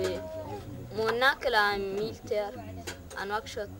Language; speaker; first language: French; non-native, learner; Arabic